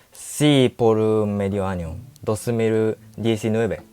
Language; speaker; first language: Spanish; non-native, learner; Japanese